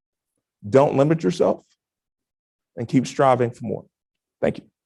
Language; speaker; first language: English; native; English